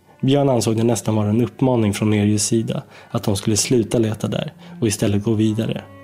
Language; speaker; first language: Swedish; native; Swedish